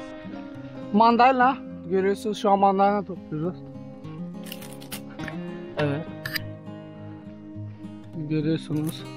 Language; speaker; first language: Turkish; native; Turkish